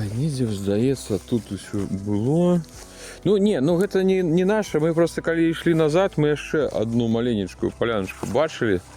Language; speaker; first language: Belarusian; native; Belarusian